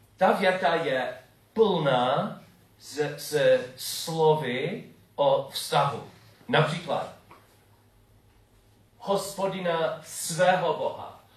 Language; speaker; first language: Czech; non-native, fluent; English